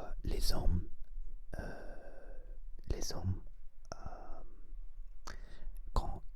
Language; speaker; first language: French; non-native, learner; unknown